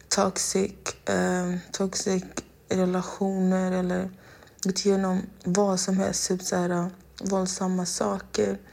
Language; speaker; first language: Swedish; non-native, local second language; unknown